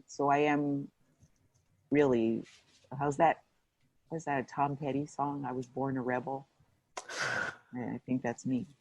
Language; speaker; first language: English; native; English